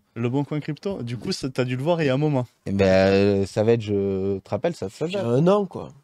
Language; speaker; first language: French; native; French